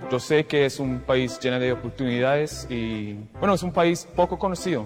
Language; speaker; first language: Spanish; non-native, fluent; English